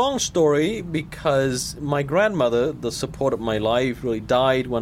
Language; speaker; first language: English; non-native, fluent; Vietnamese